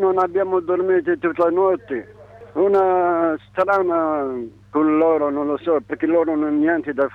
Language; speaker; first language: Italian; non-native, learner; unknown